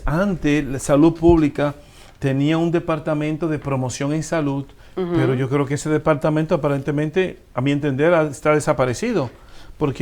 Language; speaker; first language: Spanish; native; Spanish